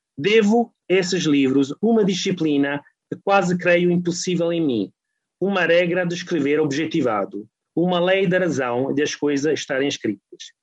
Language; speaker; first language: Portuguese; non-native, fluent; Italian